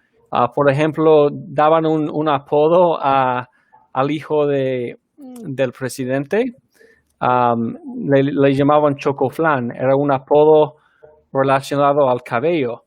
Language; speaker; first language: Spanish; non-native, fluent; English